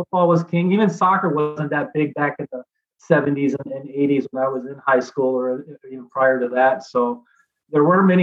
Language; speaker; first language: English; native; English